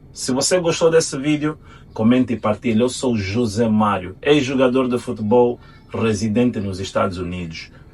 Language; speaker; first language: Portuguese; native; Portuguese